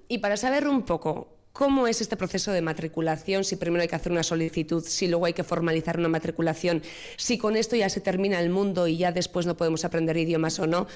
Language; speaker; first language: Spanish; native; Spanish